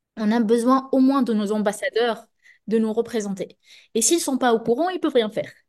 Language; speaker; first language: French; non-native, local second language; Arabic